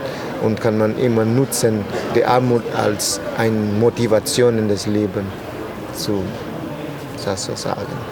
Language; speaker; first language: German; non-native, learner; Spanish